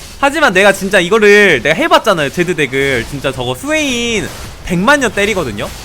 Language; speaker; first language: Korean; native; Korean